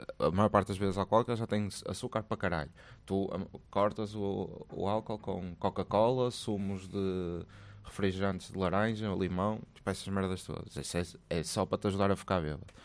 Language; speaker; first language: Portuguese; native; Portuguese